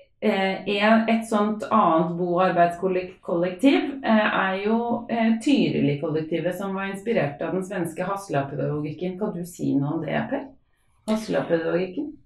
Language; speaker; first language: Norwegian; native; Norwegian